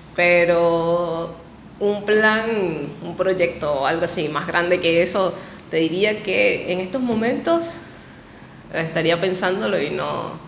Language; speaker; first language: Spanish; native; Spanish